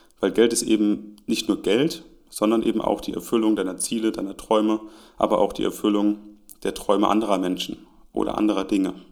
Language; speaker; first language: German; native; German